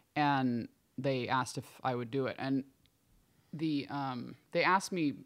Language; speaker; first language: English; native; English